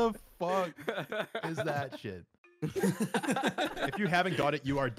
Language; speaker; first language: English; native; English